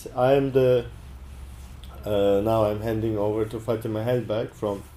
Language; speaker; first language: English; non-native, fluent; Turkish